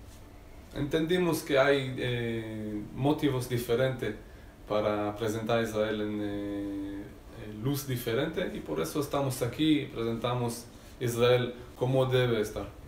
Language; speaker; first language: Spanish; non-native, learner; Hebrew